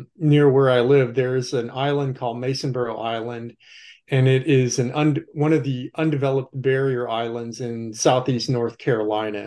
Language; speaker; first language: English; native; English